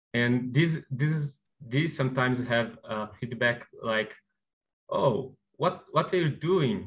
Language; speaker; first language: English; non-native, learner; Portuguese